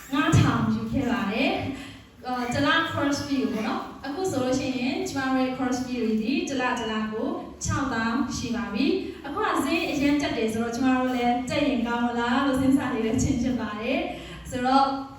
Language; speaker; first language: Burmese; non-native, local second language; Hakha Chin